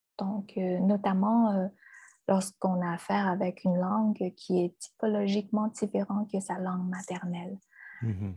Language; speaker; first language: French; non-native, fluent; Chinese